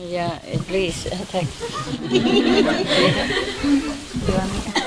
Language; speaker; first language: English; non-native, fluent; Vietnamese